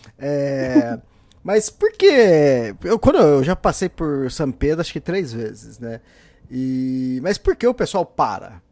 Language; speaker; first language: Portuguese; native; Portuguese